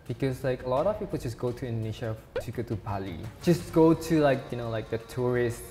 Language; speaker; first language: English; non-native, fluent; Indonesian